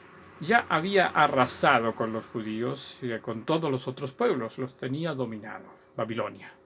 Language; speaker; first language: Spanish; native; Spanish